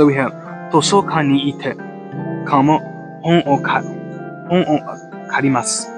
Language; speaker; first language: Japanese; non-native, learner; English